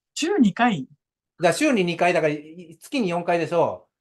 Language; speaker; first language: Japanese; native; Japanese